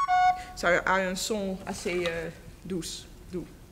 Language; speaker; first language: French; non-native, fluent; Dutch